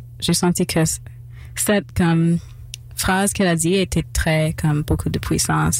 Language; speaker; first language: French; non-native, local second language; English